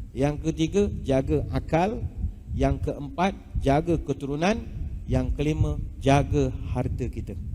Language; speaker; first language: Malay; native; Malay